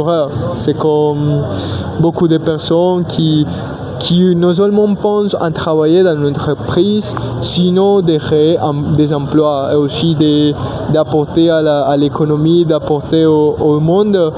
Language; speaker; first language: French; non-native, learner; Spanish